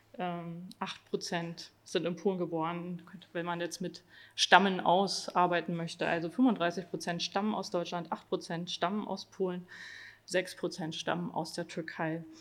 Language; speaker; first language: German; native; German